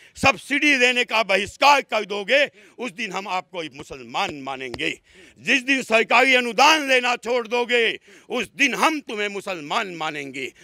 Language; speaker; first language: Hindi; native; Hindi